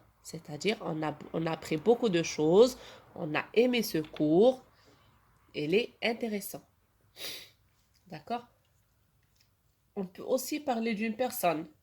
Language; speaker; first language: French; non-native, local second language; Arabic